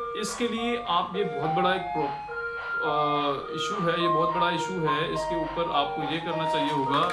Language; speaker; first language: Urdu; non-native, local second language; Sindhi